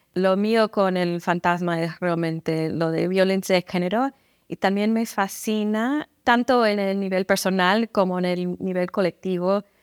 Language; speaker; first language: Spanish; non-native, fluent; English